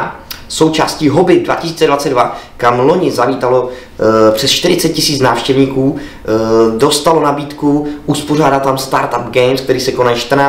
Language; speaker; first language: Czech; native; Czech